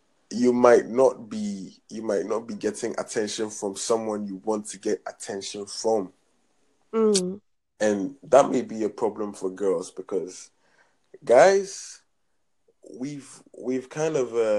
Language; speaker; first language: English; non-native, local second language; Akan